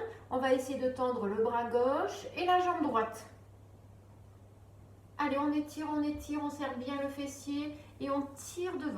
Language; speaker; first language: French; native; French